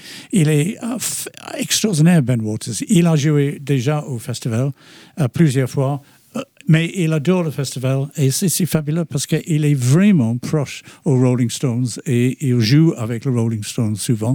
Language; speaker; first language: French; non-native, fluent; English